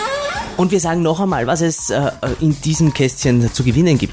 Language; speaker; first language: German; native; German